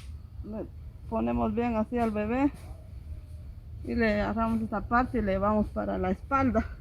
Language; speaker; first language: Spanish; native; Spanish